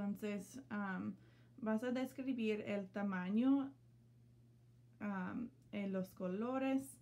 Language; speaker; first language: Spanish; non-native, learner; English